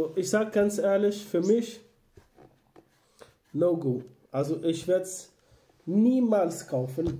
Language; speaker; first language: German; non-native, learner; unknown